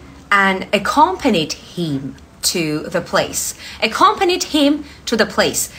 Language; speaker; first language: English; non-native, fluent; Persian